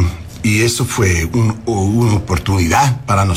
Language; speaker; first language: Spanish; non-native, learner; English